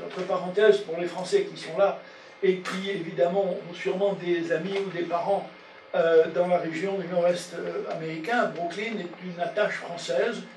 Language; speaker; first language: French; native; French